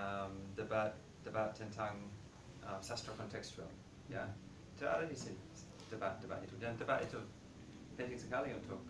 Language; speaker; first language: Indonesian; non-native, fluent; English